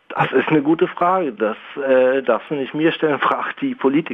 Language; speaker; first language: German; native; German